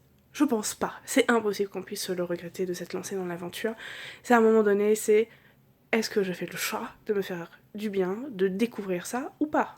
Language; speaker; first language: French; native; French